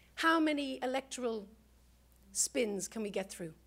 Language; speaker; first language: English; native; English